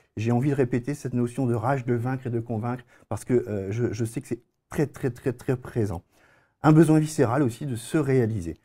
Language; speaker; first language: French; native; French